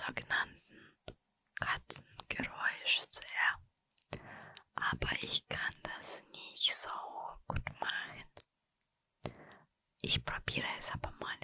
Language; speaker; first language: German; non-native, fluent; Russian